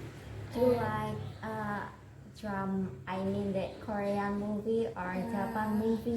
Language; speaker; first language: English; non-native, learner; Indonesian